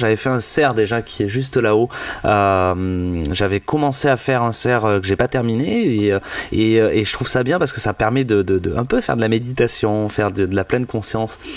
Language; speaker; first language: French; native; French